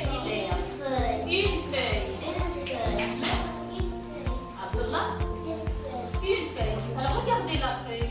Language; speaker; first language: French; non-native, local second language; Arabic